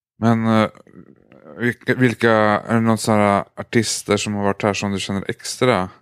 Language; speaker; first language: Swedish; native; Swedish